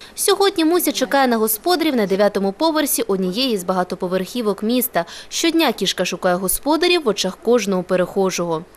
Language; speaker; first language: Ukrainian; native; Ukrainian